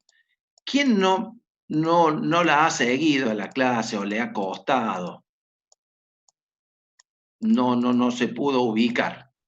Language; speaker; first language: Spanish; native; Spanish